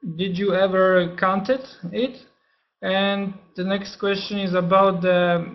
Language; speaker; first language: English; non-native, fluent; Polish